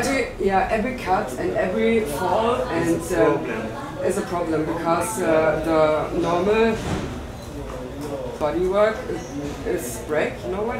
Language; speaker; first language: English; non-native, learner; German